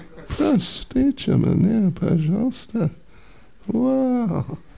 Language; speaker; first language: Russian; non-native, learner; English